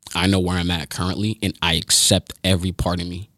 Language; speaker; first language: English; early bilingual, other home language; Haitian Creole